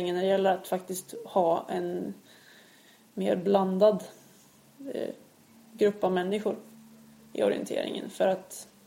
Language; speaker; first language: Swedish; native; Swedish